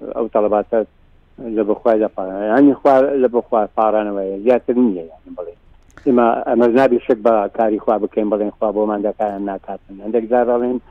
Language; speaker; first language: Central Kurdish; non-native, local second language; Assyrian Neo-Aramaic